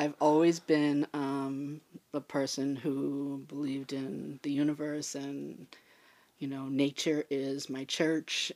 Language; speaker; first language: English; native; English